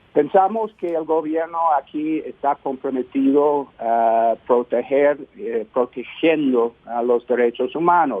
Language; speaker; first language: Spanish; non-native, fluent; English